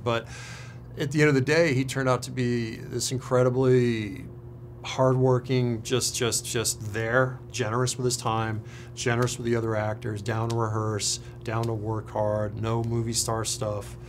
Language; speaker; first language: English; native; English